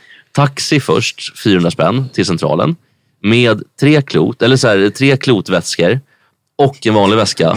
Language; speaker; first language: Swedish; native; Swedish